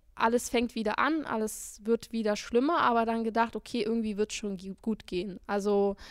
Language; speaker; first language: German; native; German